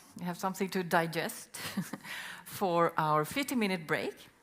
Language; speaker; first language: English; non-native, fluent; Swedish